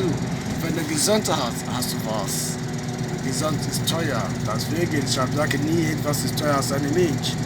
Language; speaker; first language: German; non-native, learner; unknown